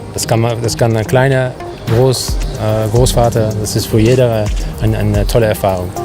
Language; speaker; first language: German; non-native, fluent; Dutch